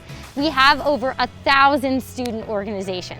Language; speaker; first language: English; native; English